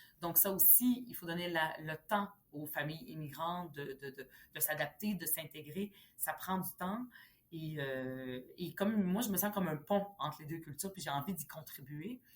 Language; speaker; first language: French; early bilingual, other home language; Arabic